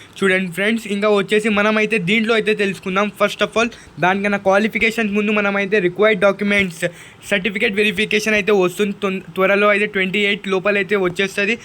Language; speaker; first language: Telugu; non-native, local second language; Urdu